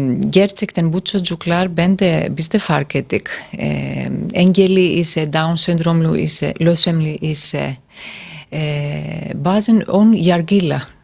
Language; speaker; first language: Turkish; non-native, fluent; Greek